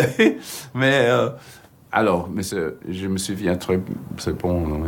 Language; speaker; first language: French; non-native, fluent; English